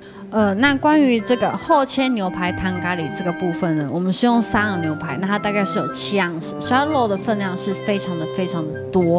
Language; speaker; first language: Chinese; native; Chinese